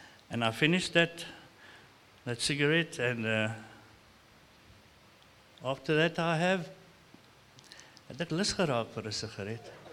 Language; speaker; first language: English; non-native, local second language; Afrikaans